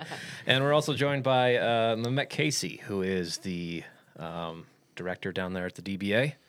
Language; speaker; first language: English; native; English